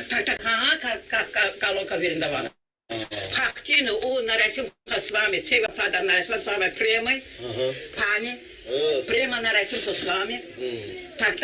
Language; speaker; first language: Russian; non-native, learner; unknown